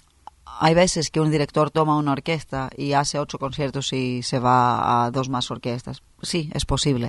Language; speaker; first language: Spanish; non-native, fluent; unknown